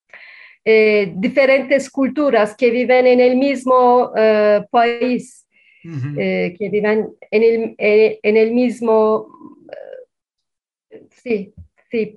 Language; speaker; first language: Spanish; non-native, fluent; Turkish